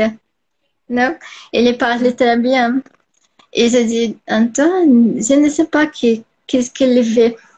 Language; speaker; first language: French; non-native, learner; Portuguese